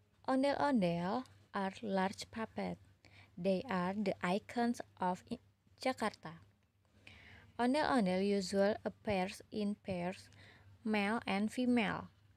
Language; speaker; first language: English; non-native, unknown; Indonesian